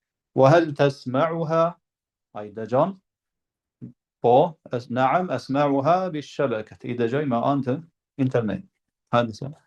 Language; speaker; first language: Arabic; non-native, fluent; Albanian